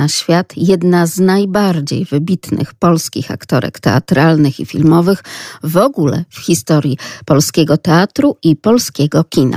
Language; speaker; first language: Polish; native; Polish